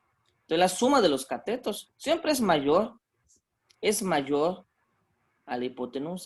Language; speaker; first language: Spanish; native; Spanish